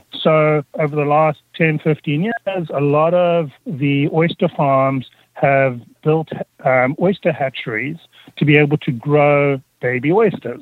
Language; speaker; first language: English; native; English